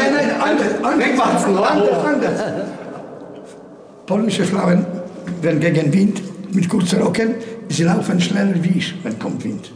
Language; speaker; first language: German; non-native, learner; Polish